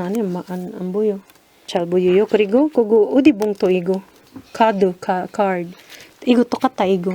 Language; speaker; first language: Korean; non-native, learner; Filipino